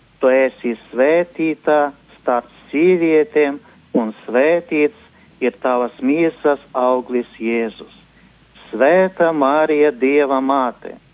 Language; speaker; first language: Latvian; non-native, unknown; Ukrainian